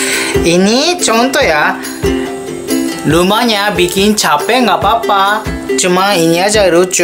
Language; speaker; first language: Indonesian; non-native, learner; Japanese